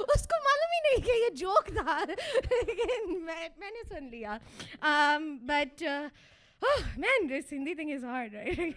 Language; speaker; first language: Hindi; early bilingual, heritage; Hindi